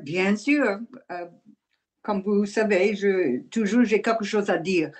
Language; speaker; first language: French; non-native, learner; English